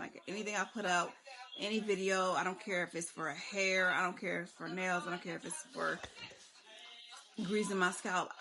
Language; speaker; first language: English; native; English